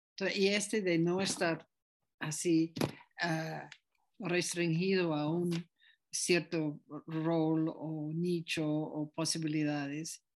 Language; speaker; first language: Spanish; non-native, fluent; English